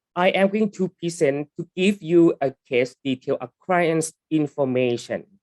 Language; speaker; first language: English; non-native, learner; Thai